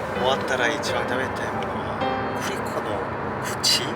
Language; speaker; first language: Japanese; non-native, fluent; Korean